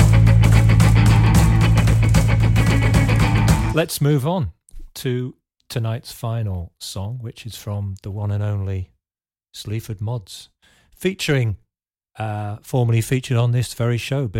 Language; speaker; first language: English; native; English